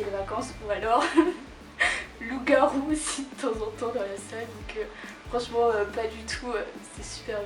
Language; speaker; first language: French; native; French